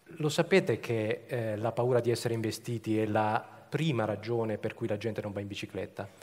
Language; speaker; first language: Italian; native; Italian